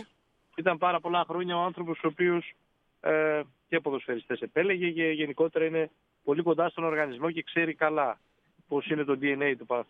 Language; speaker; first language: Greek; native; Greek